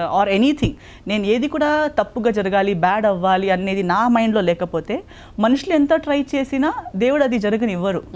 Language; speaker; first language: Telugu; non-native, local second language; Konkani